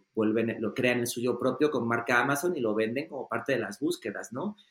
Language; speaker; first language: Spanish; native; Spanish